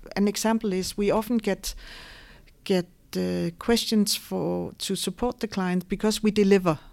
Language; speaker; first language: English; non-native, fluent; Danish